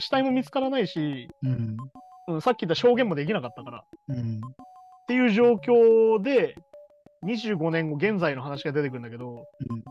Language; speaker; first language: Japanese; native; Japanese